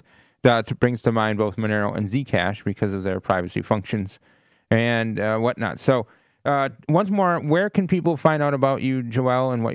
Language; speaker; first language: English; native; English